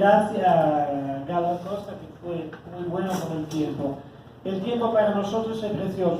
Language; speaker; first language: Spanish; non-native, fluent; Italian